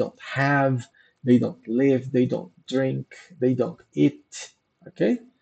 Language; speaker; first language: English; non-native, fluent; Portuguese